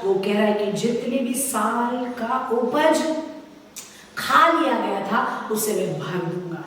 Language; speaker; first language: Hindi; native; Hindi